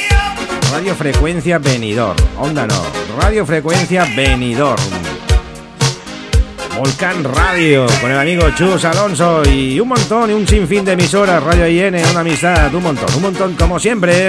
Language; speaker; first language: Spanish; native; Spanish